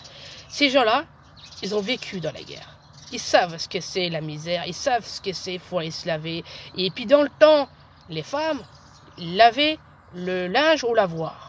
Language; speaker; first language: French; native; French